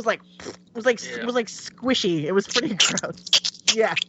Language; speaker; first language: English; native; English